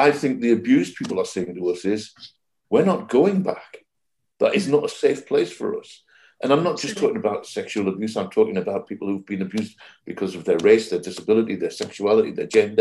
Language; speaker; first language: English; native; English